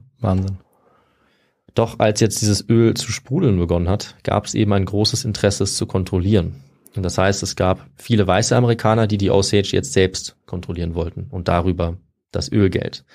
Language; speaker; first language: German; native; German